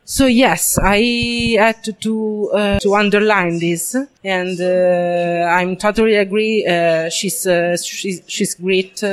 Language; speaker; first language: English; non-native, learner; Italian